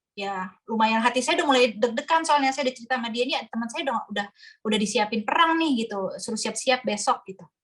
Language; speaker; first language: Indonesian; native; Indonesian